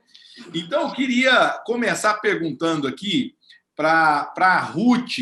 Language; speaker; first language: Portuguese; native; Portuguese